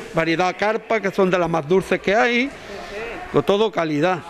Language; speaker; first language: Spanish; native; Spanish